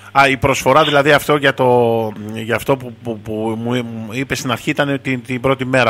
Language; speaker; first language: Greek; native; Greek